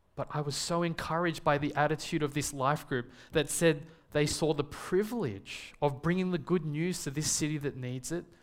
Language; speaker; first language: English; native; English